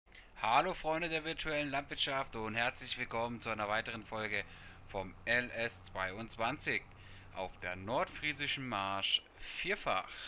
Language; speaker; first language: German; native; German